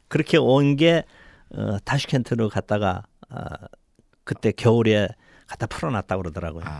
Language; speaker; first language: Korean; native; Korean